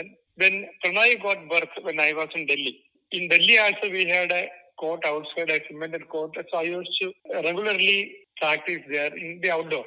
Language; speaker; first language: English; non-native, local second language; Malayalam